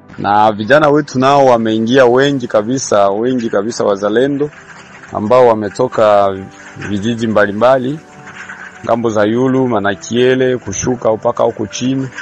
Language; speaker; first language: Swahili; native; Swahili